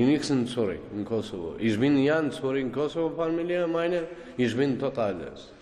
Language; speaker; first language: German; non-native, learner; Albanian